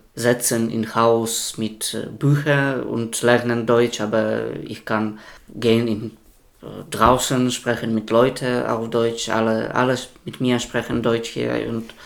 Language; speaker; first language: German; non-native, learner; Russian